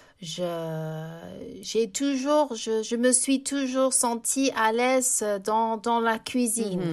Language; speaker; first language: French; non-native, fluent; English